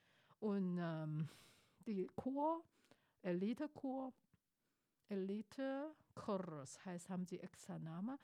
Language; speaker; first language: German; non-native, fluent; Chinese